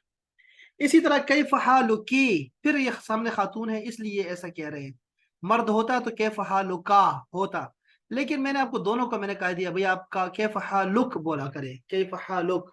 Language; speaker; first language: Urdu; native; Urdu